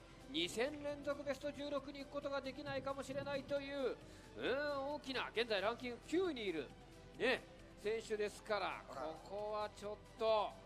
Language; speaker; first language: Japanese; native; Japanese